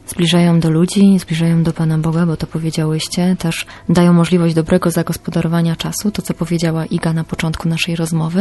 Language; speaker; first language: Polish; native; Polish